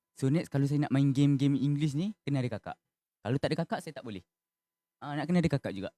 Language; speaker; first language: Malay; native; Malay